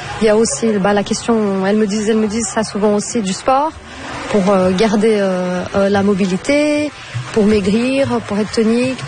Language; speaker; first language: French; non-native, fluent; Portuguese